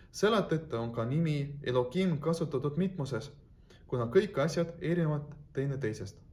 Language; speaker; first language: Estonian; non-native, local second language; Russian